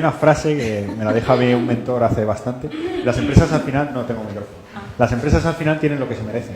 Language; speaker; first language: Spanish; native; Spanish